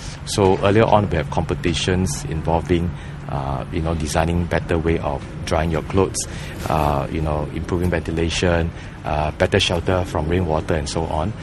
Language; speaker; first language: English; non-native, local second language; Chinese